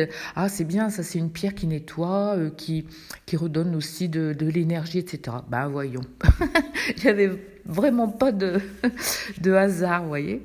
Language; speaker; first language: French; native; French